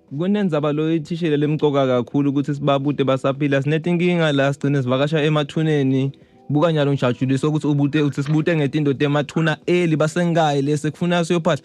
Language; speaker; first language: Zulu; non-native, local second language; Swati